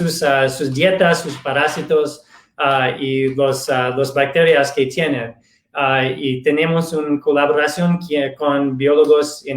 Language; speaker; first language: Spanish; non-native, fluent; English